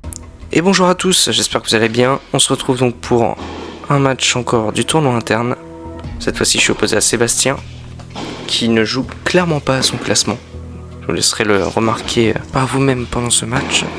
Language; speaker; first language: French; native; French